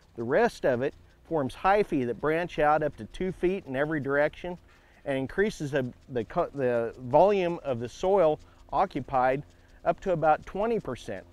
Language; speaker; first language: English; native; English